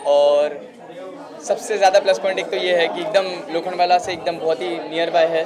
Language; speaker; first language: Hindi; native; Hindi